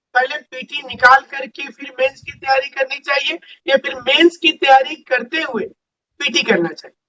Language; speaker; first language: Hindi; native; Hindi